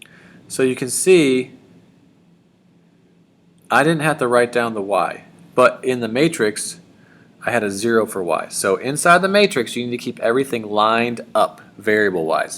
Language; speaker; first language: English; native; English